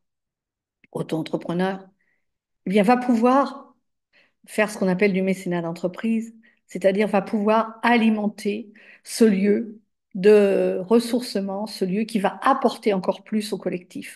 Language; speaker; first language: French; native; French